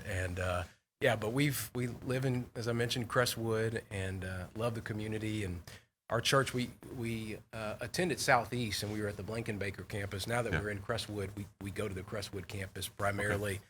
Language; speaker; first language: English; native; English